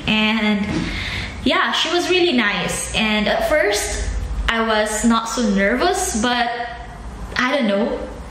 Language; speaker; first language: English; non-native, local second language; Filipino